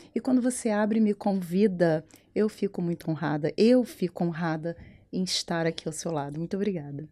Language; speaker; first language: Portuguese; native; Portuguese